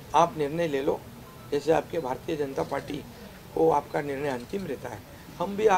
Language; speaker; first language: Hindi; non-native, local second language; Marathi